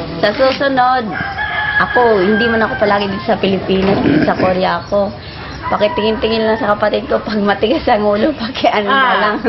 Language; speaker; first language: Filipino; non-native, local second language; Cebuano